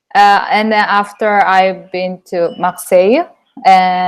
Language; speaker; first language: English; non-native, fluent; Japanese